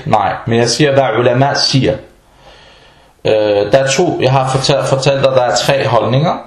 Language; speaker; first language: Danish; non-native, fluent; Arabic